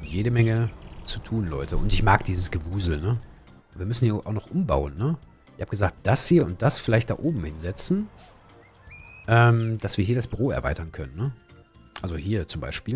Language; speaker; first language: German; native; German